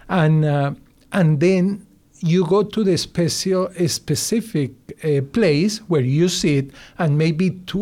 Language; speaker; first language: English; non-native, learner; Spanish